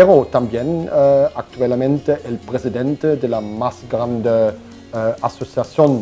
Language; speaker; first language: Spanish; non-native, learner; German